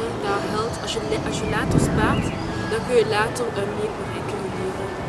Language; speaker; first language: Dutch; early bilingual, other home language; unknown